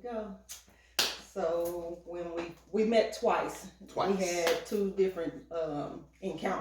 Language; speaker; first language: English; native; English